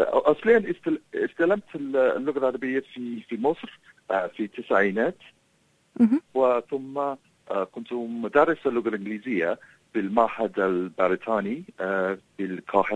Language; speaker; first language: Arabic; non-native, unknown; English